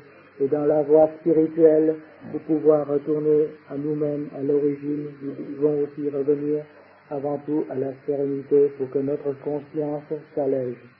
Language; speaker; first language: French; non-native, fluent; Vietnamese